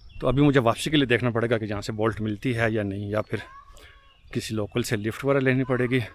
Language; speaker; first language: Urdu; non-native, local second language; Punjabi